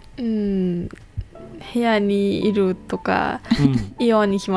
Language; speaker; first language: Japanese; non-native, learner; Thai